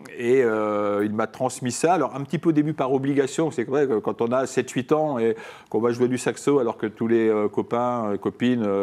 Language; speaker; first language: French; native; French